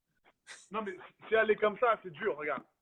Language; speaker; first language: French; native; French